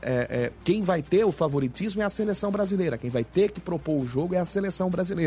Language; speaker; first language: Portuguese; native; Portuguese